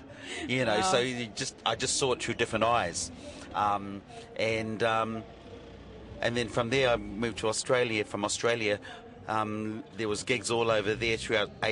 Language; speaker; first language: English; native; English